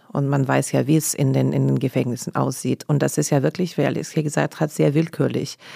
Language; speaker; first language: German; non-native, fluent; Russian